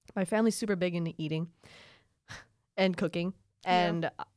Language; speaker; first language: English; early bilingual, other home language; Filipino